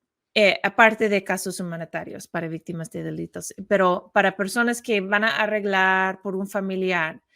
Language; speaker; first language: Spanish; non-native, learner; English